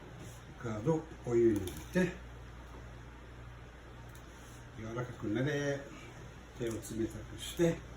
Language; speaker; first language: Japanese; non-native, learner; English